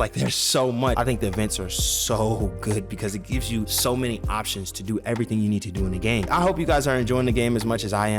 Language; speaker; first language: English; native; English